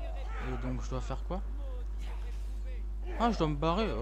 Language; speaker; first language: French; native; French